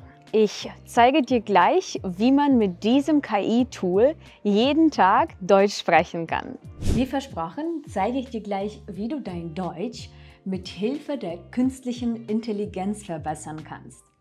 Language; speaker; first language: German; non-native, fluent; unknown